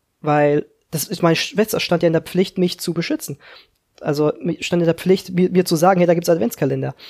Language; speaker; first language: German; early bilingual, other home language; Czech